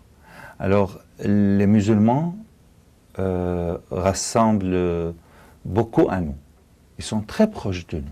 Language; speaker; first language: French; non-native, fluent; Arabic